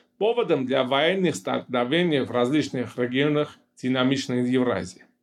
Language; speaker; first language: Russian; non-native, local second language; Armenian